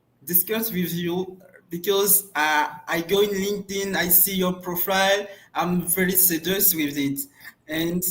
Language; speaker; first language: English; non-native, learner; French